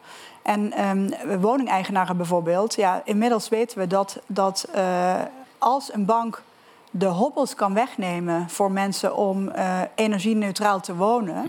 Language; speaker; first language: Dutch; native; Dutch